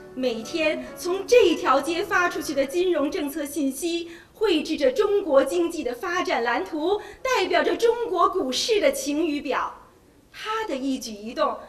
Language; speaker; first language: Chinese; native; Chinese